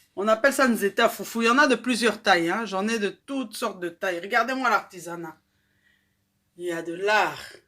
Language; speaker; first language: French; non-native, local second language; Lingala